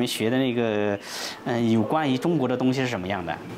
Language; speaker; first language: Chinese; native; Chinese